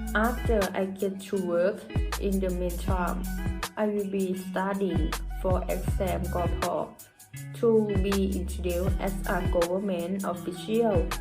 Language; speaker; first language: English; non-native, fluent; Thai